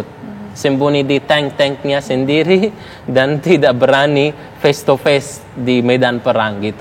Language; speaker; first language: Indonesian; non-native, fluent; Arabic